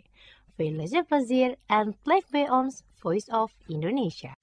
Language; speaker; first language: Dutch; non-native, fluent; Indonesian